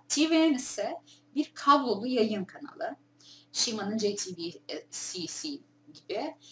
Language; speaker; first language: Turkish; native; Turkish